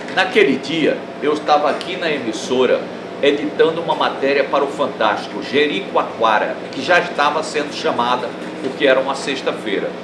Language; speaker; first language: Portuguese; native; Portuguese